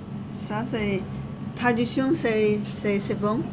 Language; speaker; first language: French; non-native, learner; Chinese